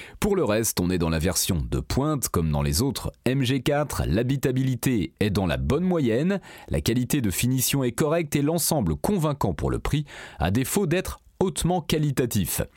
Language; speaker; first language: French; native; French